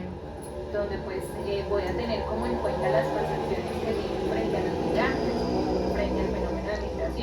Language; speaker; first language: Spanish; native; Spanish